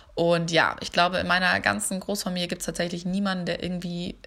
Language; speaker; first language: German; native; German